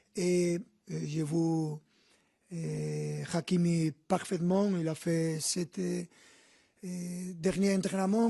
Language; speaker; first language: French; non-native, fluent; Spanish